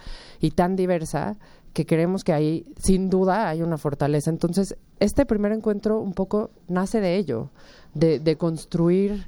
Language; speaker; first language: Spanish; native; Spanish